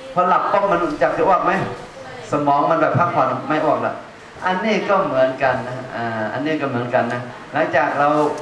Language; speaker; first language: Thai; non-native, fluent; Chinese